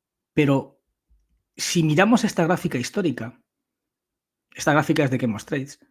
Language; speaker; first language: Spanish; native; Spanish